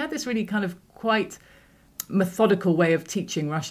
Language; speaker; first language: English; native; English